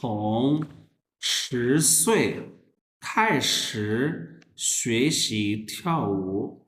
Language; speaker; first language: Chinese; non-native, fluent; Urdu